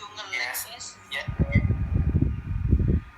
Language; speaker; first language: English; non-native, learner; Indonesian